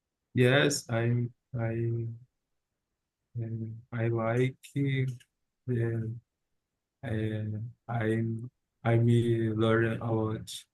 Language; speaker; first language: English; non-native, learner; Portuguese